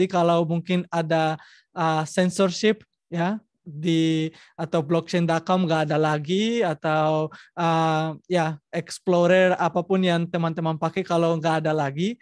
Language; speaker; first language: Indonesian; non-native, learner; Spanish